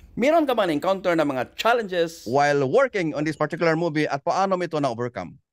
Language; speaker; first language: Filipino; native; Filipino